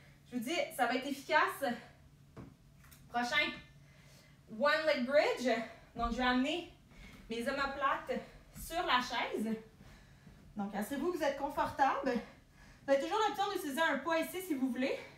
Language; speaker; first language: French; native; French